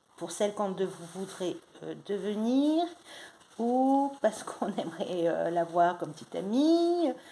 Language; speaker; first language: French; non-native, fluent; Spanish